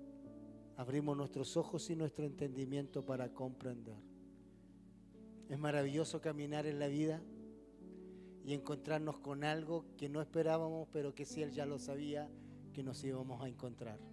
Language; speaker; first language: Spanish; native; Spanish